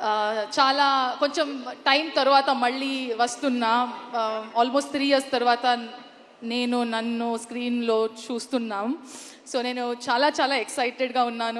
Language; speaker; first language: Telugu; non-native, learner; Kannada